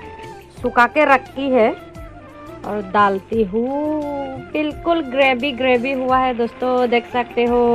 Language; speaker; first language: Hindi; non-native, local second language; Chakma